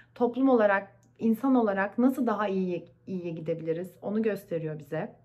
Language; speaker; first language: Turkish; native; Turkish